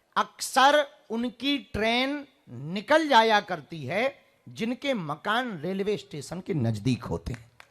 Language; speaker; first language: Hindi; native; Hindi